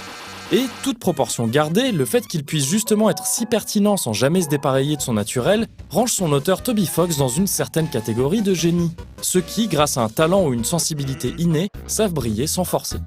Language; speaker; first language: French; native; French